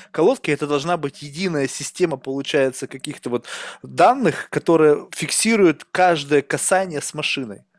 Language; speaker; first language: Russian; native; Russian